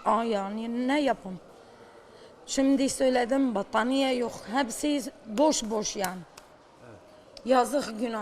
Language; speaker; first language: Turkish; non-native, learner; Arabic